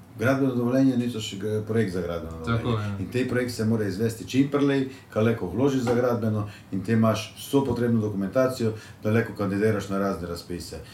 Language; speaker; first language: Slovenian; native; Slovenian